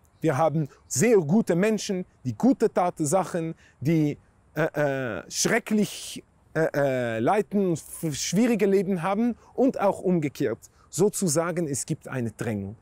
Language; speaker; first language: German; non-native, fluent; Hebrew